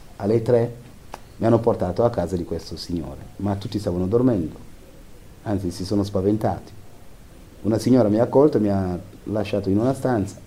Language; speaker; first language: Italian; non-native, fluent; Wolof